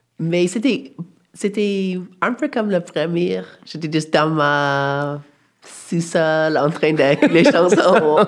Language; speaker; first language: French; non-native, fluent; English